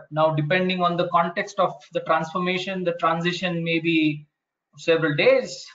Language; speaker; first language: English; non-native, local second language; Marathi